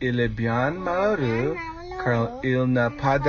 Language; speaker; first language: French; non-native, fluent; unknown